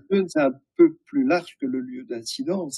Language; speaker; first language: French; native; French